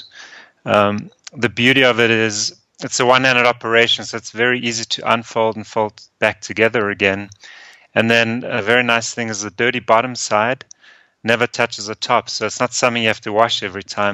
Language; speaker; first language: English; early bilingual, other home language; German